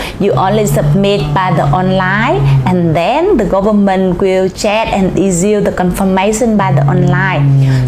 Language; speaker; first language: English; non-native, learner; Vietnamese